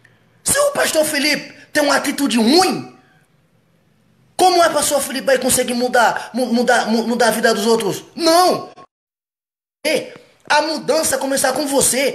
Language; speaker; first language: Portuguese; non-native, fluent; Haitian Creole